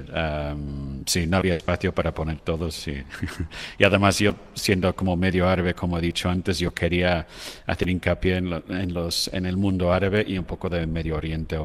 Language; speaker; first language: Spanish; non-native, fluent; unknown